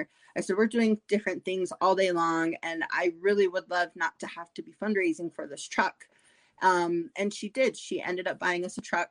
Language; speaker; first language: English; native; English